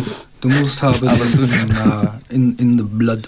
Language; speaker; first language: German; non-native, learner; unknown